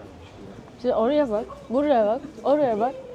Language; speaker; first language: Turkish; non-native, learner; Russian